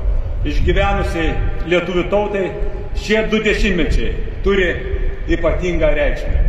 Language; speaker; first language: Lithuanian; native; Lithuanian